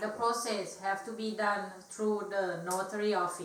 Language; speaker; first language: English; non-native, learner; Thai